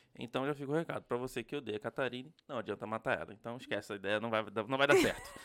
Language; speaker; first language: Portuguese; native; Portuguese